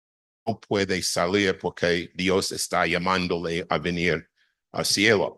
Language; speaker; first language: Spanish; non-native, fluent; English